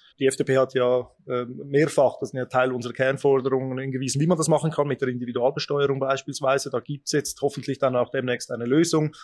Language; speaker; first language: German; early bilingual, other home language; Albanian